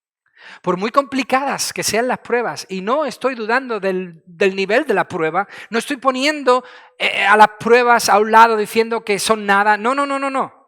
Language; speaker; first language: Spanish; native; Spanish